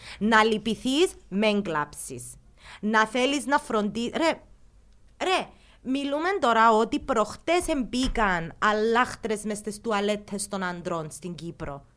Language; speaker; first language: Greek; early bilingual, heritage; Greek